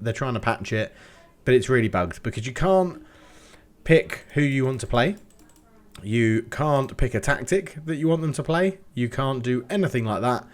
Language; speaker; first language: English; native; English